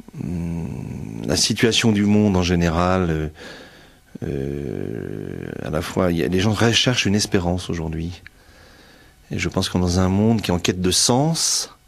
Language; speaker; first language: French; native; French